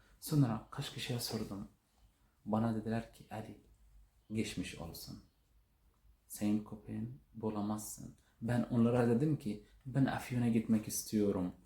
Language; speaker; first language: Turkish; non-native, learner; Arabic